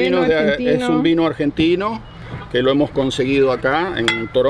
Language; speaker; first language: Spanish; native; Spanish